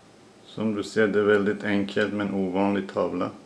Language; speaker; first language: Swedish; non-native, learner; Persian